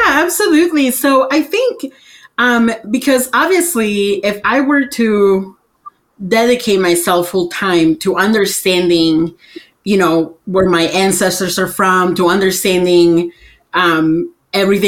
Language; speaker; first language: English; early bilingual, other home language; Spanish